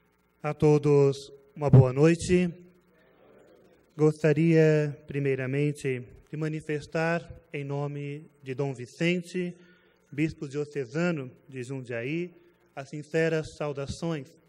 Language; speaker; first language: Portuguese; native; Portuguese